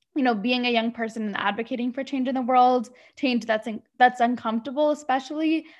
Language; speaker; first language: English; early bilingual, other home language; Arabic